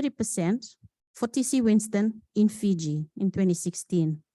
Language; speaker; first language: English; non-native, local second language; Fijian